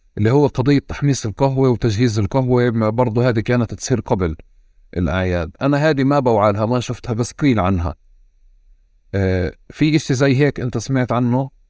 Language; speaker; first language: Arabic; native; Arabic